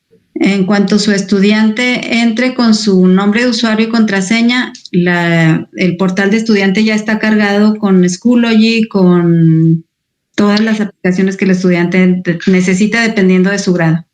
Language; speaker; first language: Spanish; native; Spanish